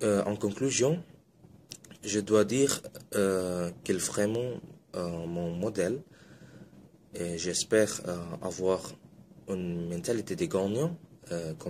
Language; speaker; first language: French; non-native, fluent; Indonesian